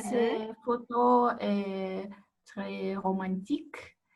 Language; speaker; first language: French; non-native, learner; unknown